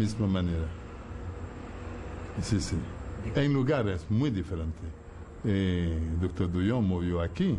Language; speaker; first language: Spanish; non-native, fluent; Haitian Creole